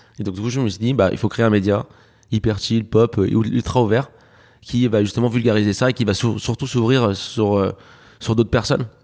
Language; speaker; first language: French; early bilingual, other home language; Spanish